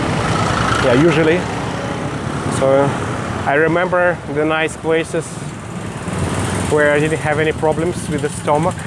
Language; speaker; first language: English; non-native, fluent; Russian